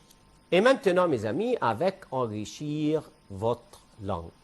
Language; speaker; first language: French; non-native, fluent; Arabic